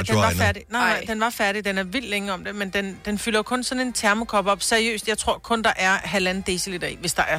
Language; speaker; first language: Danish; native; Danish